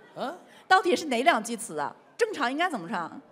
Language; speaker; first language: Chinese; native; Chinese